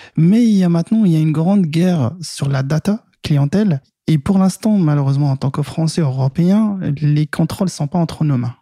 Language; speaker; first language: French; non-native, local second language; Arabic